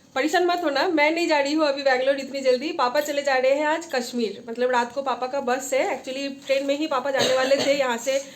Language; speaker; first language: Hindi; non-native, local second language; Bangla